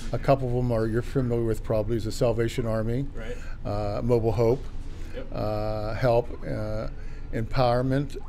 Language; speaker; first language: English; native; English